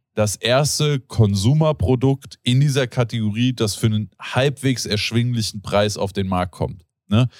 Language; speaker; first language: German; native; German